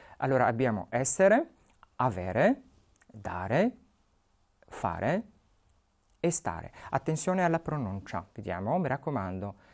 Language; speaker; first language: Italian; non-native, fluent; Arabic